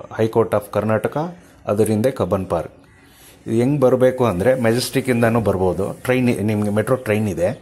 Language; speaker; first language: Kannada; non-native, local second language; Tamil